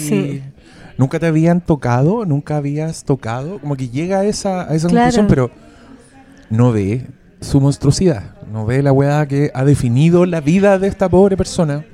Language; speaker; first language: Spanish; native; Spanish